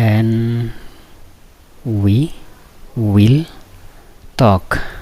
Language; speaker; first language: English; non-native, fluent; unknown